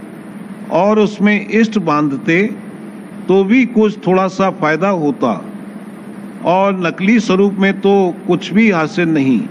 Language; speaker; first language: Hindi; native; Hindi